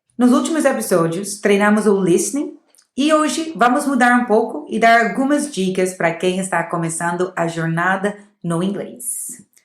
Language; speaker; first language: Portuguese; non-native, fluent; English